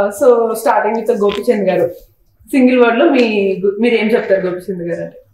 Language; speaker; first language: Telugu; native; Telugu